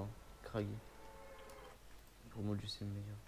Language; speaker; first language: French; native; French